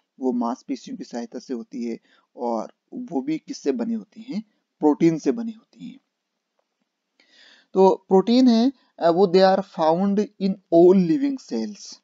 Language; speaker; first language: Hindi; native; Hindi